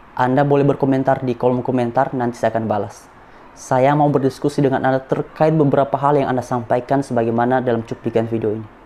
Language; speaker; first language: Indonesian; non-native, local second language; Nias